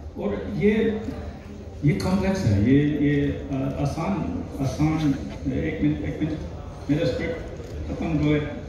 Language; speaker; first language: Hindi; non-native, learner; English